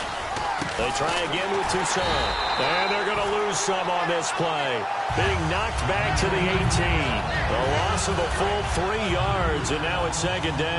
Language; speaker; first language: English; native; English